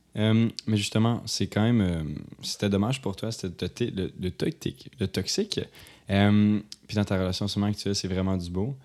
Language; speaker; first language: French; native; French